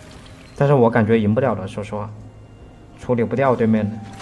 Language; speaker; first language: Chinese; native; Chinese